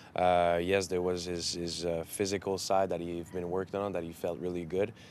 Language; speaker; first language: English; non-native, fluent; French